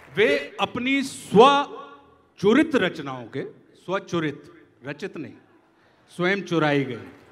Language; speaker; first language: Hindi; native; Hindi